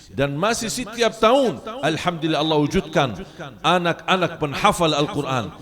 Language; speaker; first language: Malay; non-native, fluent; Arabic